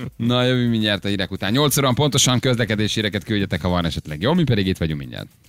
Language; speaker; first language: Hungarian; native; Hungarian